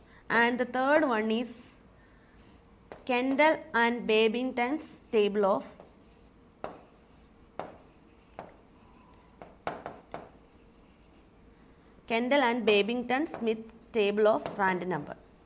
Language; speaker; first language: English; non-native, local second language; Malayalam